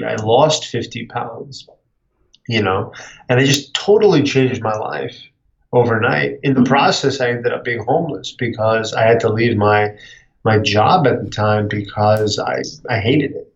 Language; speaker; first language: English; native; English